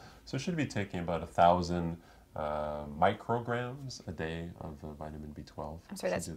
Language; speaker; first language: English; native; English